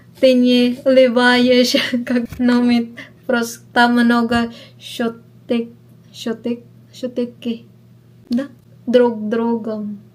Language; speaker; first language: Russian; non-native, learner; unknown